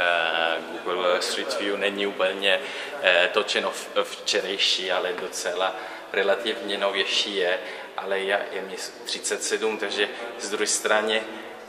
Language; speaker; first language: Czech; non-native, learner; Italian